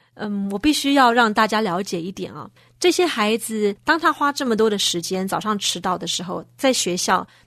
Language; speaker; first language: Chinese; native; Chinese